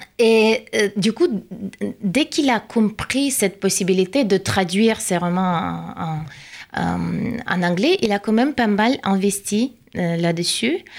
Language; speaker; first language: French; non-native, fluent; Russian